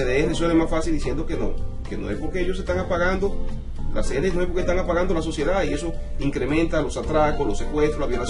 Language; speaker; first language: Spanish; native; Spanish